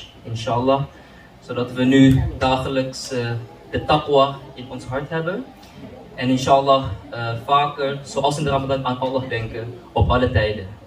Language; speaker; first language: Dutch; early bilingual, other home language; Indonesian